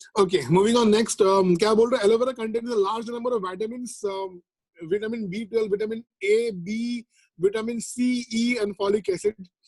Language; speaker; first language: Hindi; non-native, local second language; Bangla